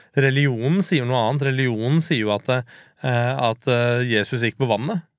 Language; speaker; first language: Norwegian; early bilingual, other home language; Persian